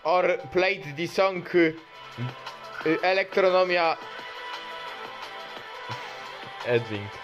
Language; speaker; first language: English; non-native, fluent; Polish